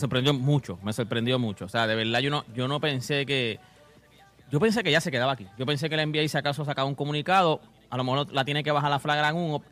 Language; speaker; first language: Spanish; native; Spanish